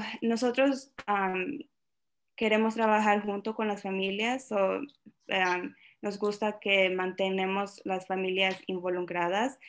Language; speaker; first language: Spanish; early bilingual, other home language; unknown